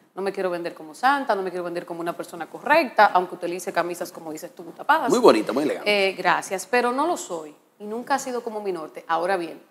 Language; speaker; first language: Spanish; native; Spanish